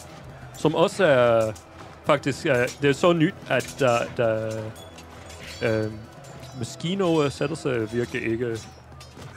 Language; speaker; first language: Danish; non-native, fluent; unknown